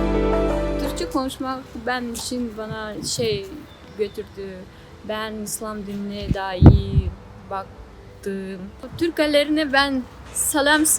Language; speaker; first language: Turkish; non-native, learner; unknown